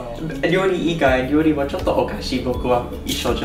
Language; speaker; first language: Japanese; non-native, learner; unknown